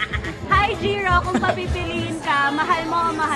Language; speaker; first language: Filipino; native; Filipino